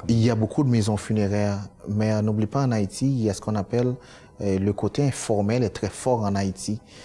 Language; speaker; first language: French; non-native, local second language; Haitian Creole